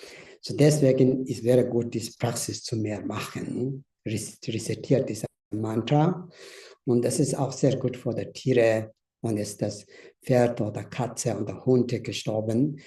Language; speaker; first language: German; non-native, learner; Tibetan